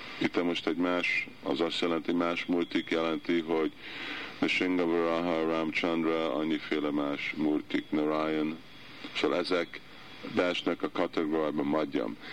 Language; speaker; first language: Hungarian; early bilingual, heritage; Hungarian